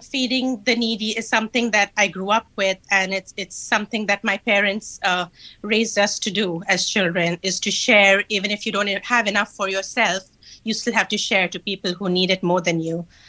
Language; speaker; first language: English; non-native, local second language; Hindi